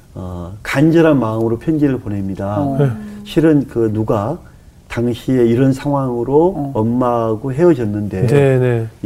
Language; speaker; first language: Korean; native; Korean